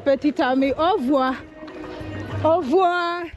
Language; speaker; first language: French; non-native, learner; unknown